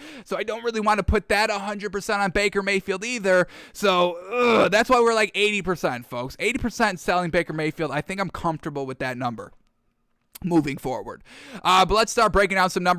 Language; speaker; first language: English; native; English